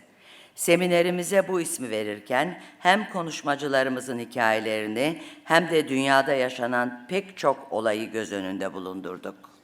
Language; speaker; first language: Turkish; native; Turkish